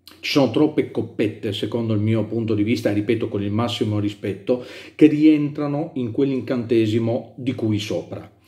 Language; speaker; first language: Italian; native; Italian